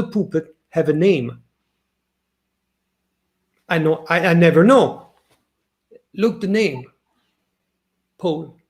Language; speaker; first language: English; non-native, learner; French